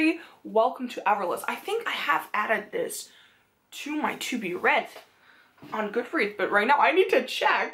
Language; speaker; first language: English; non-native, fluent; Dutch